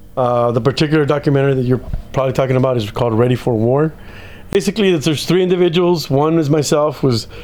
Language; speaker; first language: English; native; English